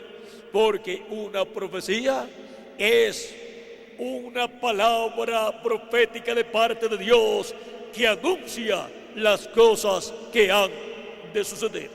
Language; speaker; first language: Spanish; native; Spanish